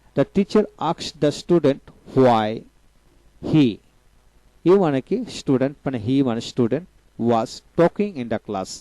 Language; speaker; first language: English; non-native, local second language; Bangla